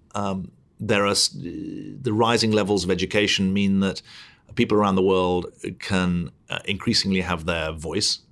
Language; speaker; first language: English; native; English